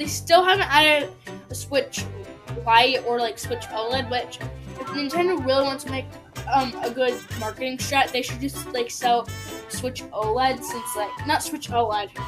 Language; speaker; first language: English; native; English